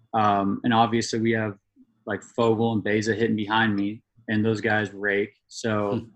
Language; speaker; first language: English; native; English